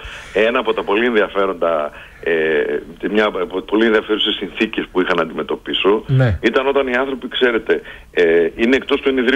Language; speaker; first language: Greek; native; Greek